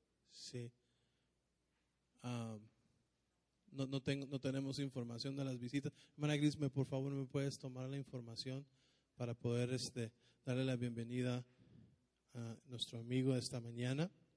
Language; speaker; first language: Spanish; native; Spanish